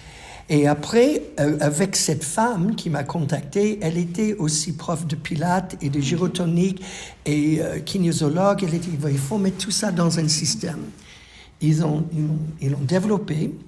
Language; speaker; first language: French; non-native, fluent; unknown